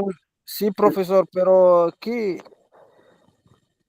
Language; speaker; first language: Spanish; non-native, learner; Arabic